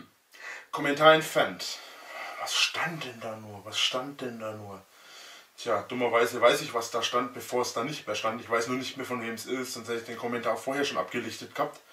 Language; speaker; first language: German; native; German